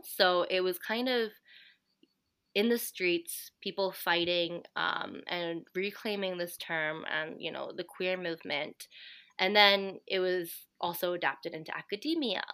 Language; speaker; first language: English; native; English